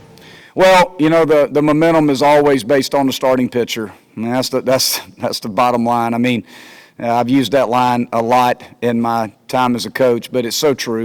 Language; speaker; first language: English; native; English